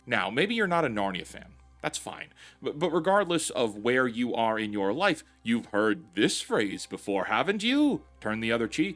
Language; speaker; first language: English; native; English